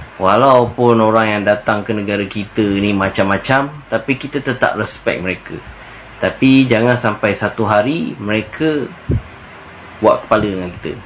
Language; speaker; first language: Malay; native; Malay